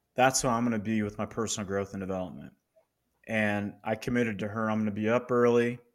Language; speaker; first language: English; native; English